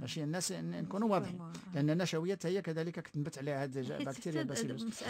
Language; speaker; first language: Arabic; native; Arabic